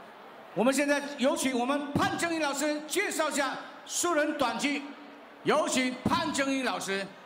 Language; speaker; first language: Chinese; early bilingual, heritage; Chinese